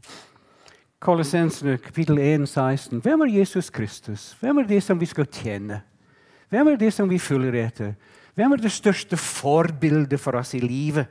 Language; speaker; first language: Norwegian; non-native, fluent; English